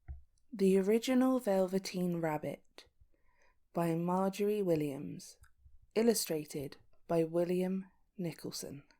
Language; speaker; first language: English; native; English